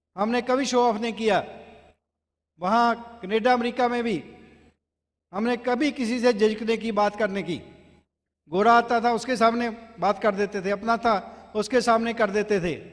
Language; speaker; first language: Hindi; non-native, local second language; Punjabi